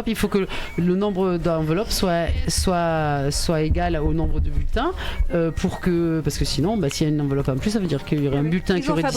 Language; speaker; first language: French; native; French